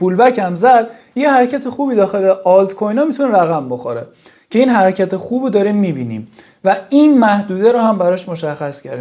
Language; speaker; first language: Persian; native; Persian